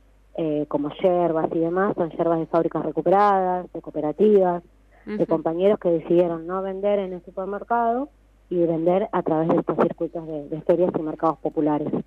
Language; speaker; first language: Spanish; native; Spanish